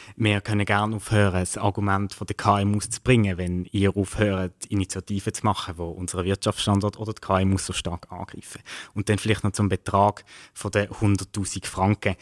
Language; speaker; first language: German; native; German